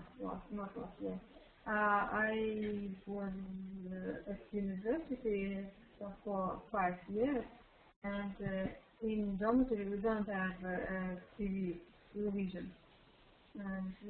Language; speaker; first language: English; non-native, learner; Russian